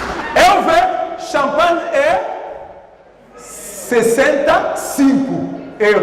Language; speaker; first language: Portuguese; non-native, learner; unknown